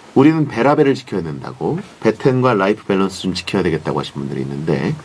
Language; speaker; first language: Korean; native; Korean